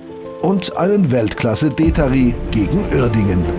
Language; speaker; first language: German; native; German